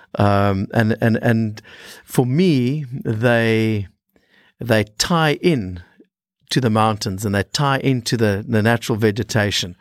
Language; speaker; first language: English; native; English